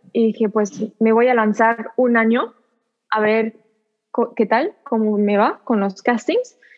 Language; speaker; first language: Spanish; non-native, fluent; French